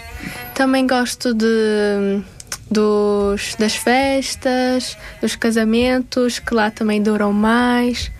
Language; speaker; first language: Portuguese; early bilingual, other home language; Tajik